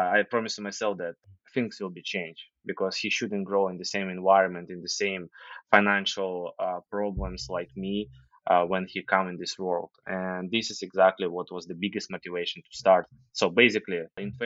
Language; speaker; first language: English; non-native, fluent; Ukrainian